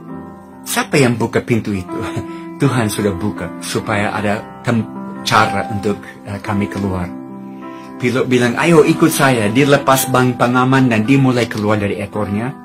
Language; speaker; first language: Indonesian; non-native, fluent; English